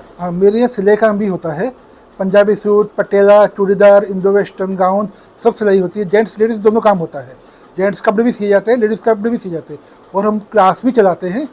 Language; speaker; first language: Hindi; native; Hindi